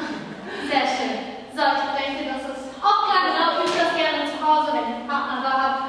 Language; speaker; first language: German; native; German